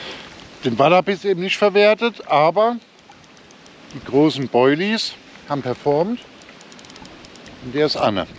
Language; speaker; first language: German; native; German